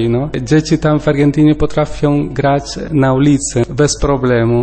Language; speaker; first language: Polish; non-native, learner; Spanish